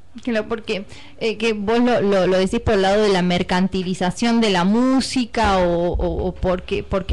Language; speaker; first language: Spanish; native; Spanish